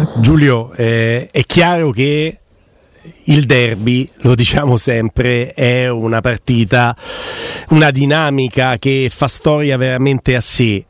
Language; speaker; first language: Italian; native; Italian